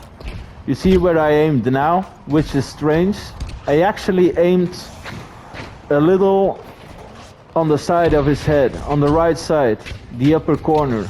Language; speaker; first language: English; non-native, fluent; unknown